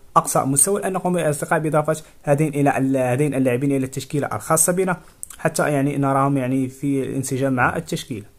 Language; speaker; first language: Arabic; native; Arabic